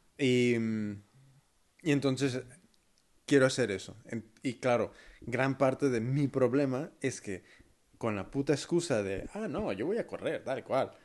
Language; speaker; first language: Spanish; early bilingual, heritage; Spanish